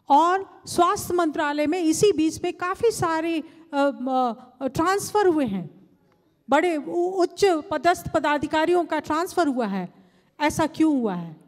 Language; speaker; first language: Hindi; non-native, local second language; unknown